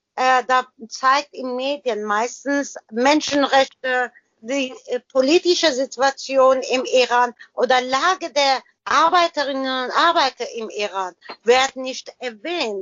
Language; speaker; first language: German; non-native, learner; Persian